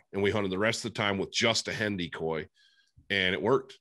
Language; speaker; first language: English; native; English